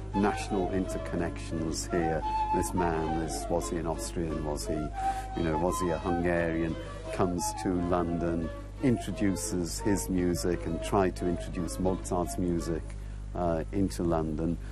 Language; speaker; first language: English; native; English